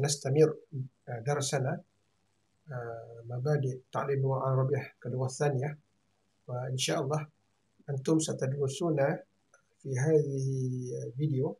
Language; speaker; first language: Arabic; non-native, fluent; Malay